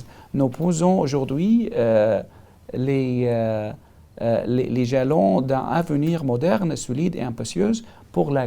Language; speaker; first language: French; non-native, learner; Arabic